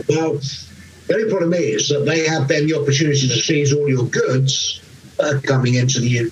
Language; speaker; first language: English; native; English